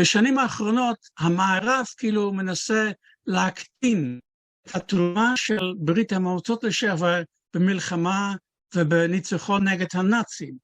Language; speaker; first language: Hebrew; non-native, fluent; Dutch